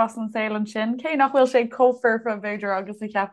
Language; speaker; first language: Irish; native; Irish